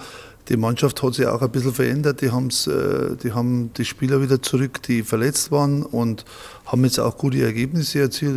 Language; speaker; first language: German; native; German